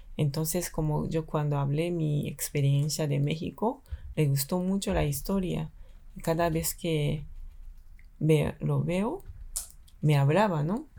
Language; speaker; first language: Spanish; non-native, fluent; Japanese